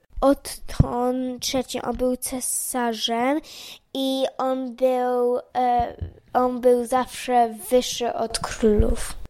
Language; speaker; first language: Polish; early bilingual, heritage; Polish